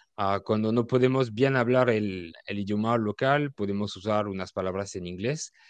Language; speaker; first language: Spanish; non-native, fluent; French